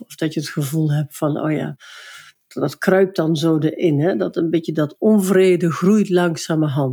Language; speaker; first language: Dutch; native; Dutch